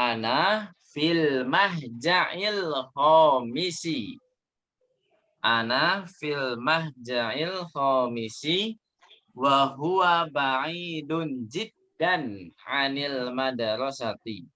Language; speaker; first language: Arabic; non-native, fluent; Indonesian